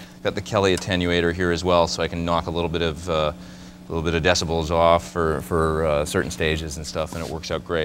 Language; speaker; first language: English; native; English